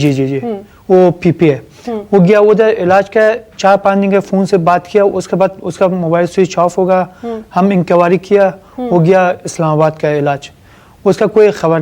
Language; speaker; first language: Hindi; non-native, learner; Persian